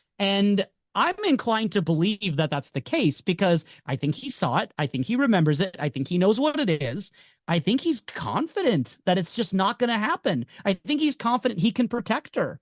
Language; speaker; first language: English; native; English